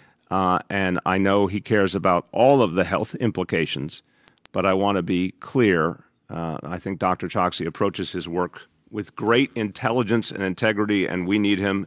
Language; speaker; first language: English; native; English